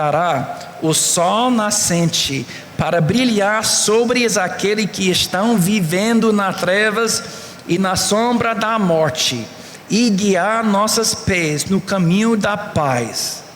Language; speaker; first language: Portuguese; non-native, fluent; English